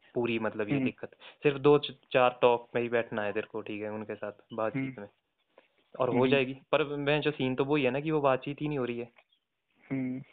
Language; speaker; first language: Hindi; native; Hindi